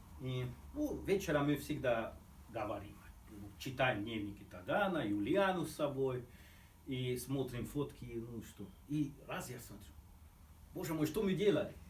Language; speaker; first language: Russian; non-native, fluent; Hungarian